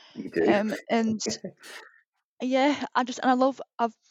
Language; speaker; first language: English; native; English